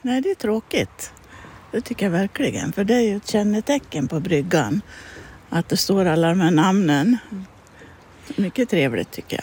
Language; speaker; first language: Swedish; native; Swedish